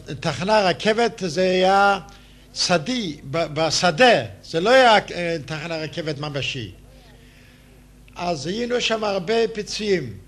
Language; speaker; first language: Hebrew; non-native, fluent; Yiddish